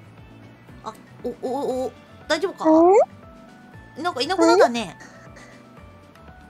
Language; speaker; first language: Japanese; native; Japanese